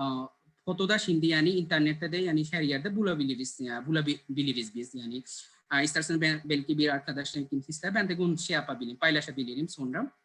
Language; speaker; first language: Turkish; non-native, fluent; Bangla